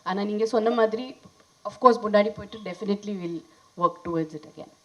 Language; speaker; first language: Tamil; non-native, fluent; Hindi